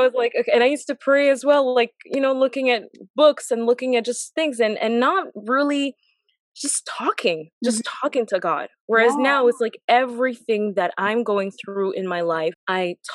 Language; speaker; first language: English; non-native, fluent; French